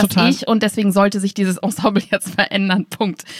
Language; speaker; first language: German; native; German